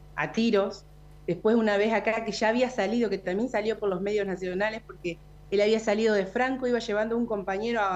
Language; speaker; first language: Spanish; native; Spanish